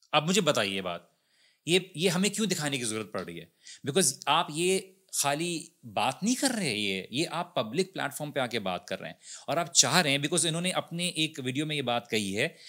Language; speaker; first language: Urdu; native; Urdu